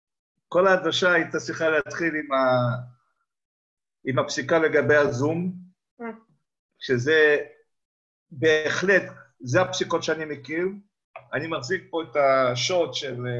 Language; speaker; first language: Hebrew; non-native, fluent; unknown